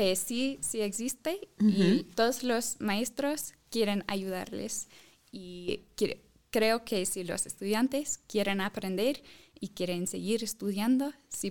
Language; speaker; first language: Spanish; non-native, fluent; English